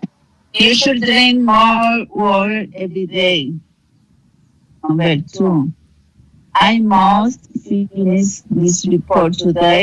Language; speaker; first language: English; non-native, learner; Spanish